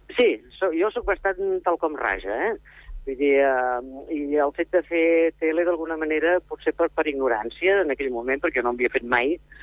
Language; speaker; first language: Catalan; native; Catalan